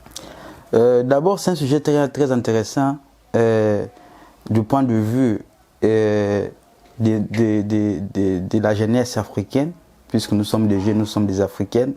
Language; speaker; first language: French; non-native, fluent; Portuguese